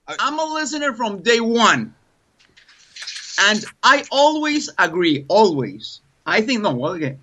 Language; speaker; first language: English; non-native, learner; Spanish